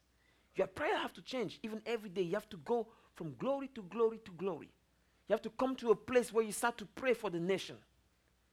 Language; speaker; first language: English; non-native, local second language; French